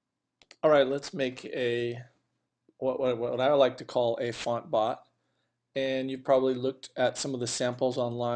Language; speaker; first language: English; native; English